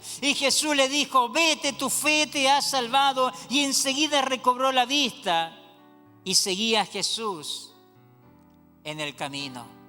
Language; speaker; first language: Spanish; native; Spanish